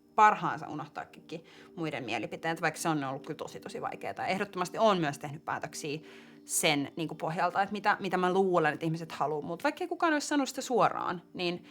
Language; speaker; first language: Finnish; native; Finnish